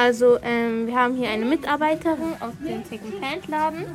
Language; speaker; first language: German; native; German